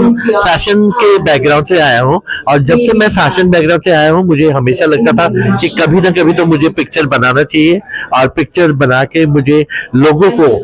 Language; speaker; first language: Hindi; non-native, local second language; Assamese